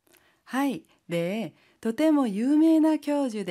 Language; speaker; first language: Japanese; non-native, fluent; Korean